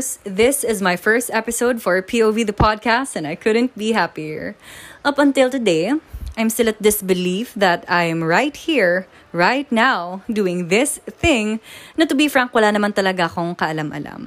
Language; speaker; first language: English; non-native, local second language; Waray